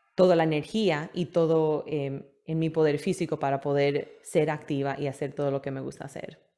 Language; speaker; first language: Spanish; early bilingual, heritage; Spanish